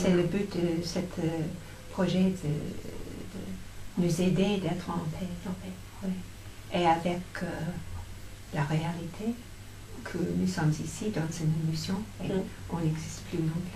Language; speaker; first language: French; non-native, fluent; English